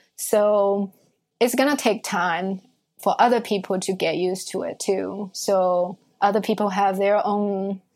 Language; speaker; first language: English; non-native, fluent; Chinese